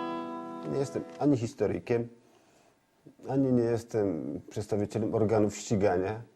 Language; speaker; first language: Polish; native; Polish